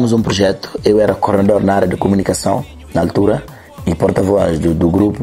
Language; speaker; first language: Portuguese; non-native, local second language; Upper Guinea Crioulo